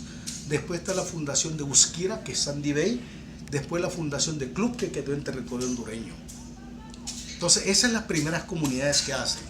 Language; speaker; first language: Spanish; non-native, local second language; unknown